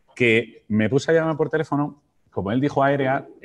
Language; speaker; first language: Spanish; native; Spanish